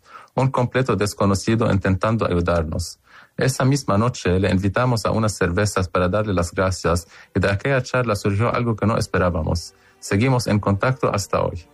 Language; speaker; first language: Spanish; native; Spanish